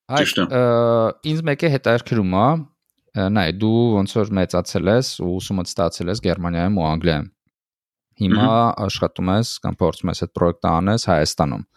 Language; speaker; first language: Armenian; native; Armenian